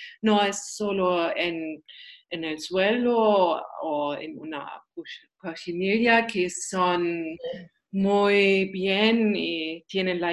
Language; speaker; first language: Spanish; non-native, learner; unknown